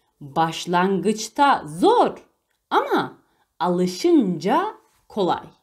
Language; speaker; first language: Turkish; non-native, fluent; Arabic